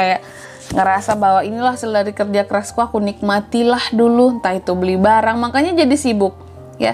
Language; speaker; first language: Indonesian; native; Indonesian